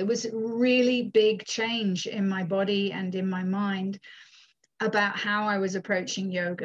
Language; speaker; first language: English; native; English